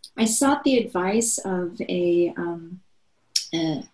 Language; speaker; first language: English; non-native, fluent; Korean